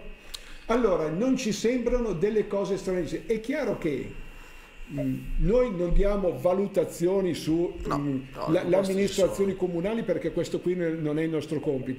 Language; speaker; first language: Italian; native; Italian